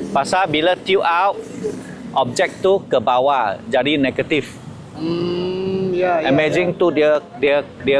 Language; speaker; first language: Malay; non-native, local second language; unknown